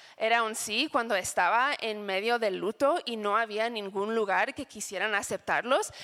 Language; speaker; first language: Spanish; non-native, fluent; English